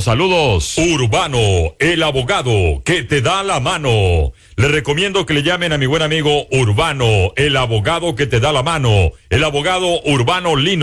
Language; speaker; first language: Spanish; native; Spanish